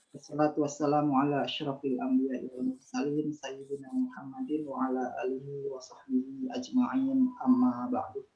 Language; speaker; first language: Indonesian; non-native, local second language; Madurese